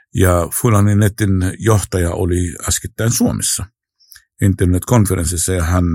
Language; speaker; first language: Finnish; non-native, fluent; Arabic